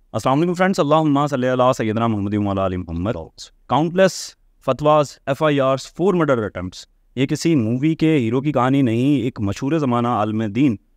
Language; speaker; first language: Urdu; native; Urdu